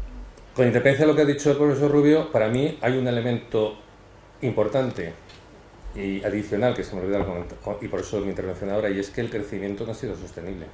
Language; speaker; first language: Spanish; native; Spanish